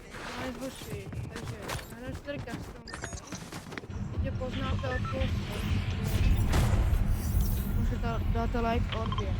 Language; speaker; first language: Czech; native; Czech